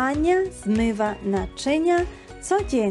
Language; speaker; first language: Polish; non-native, fluent; Georgian